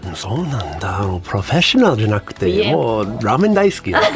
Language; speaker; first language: Japanese; non-native, learner; English